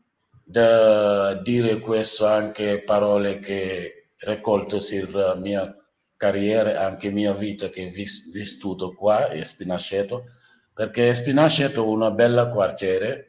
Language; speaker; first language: Italian; non-native, learner; Wolof